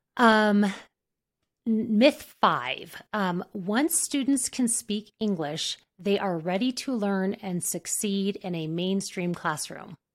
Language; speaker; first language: English; native; English